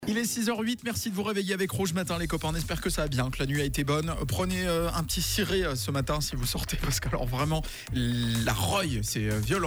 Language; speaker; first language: French; native; French